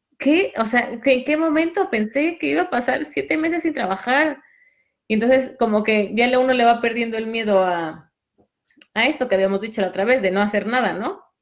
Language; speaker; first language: Spanish; native; Spanish